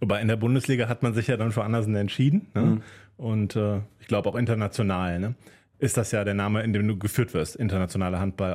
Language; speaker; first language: German; native; German